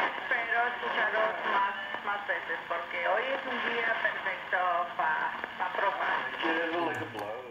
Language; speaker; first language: Spanish; non-native, learner; German